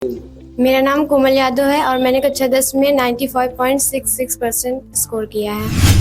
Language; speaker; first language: Hindi; native; Hindi